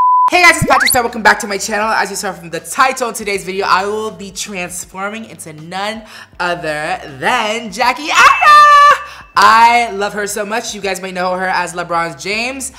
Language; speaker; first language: English; native; English